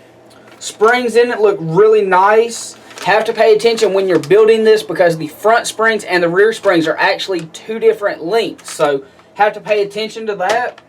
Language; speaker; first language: English; native; English